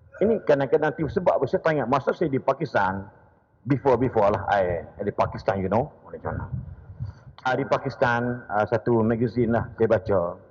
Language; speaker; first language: Malay; native; Malay